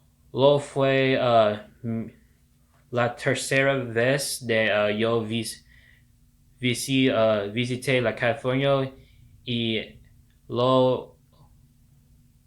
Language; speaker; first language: Spanish; non-native, learner; English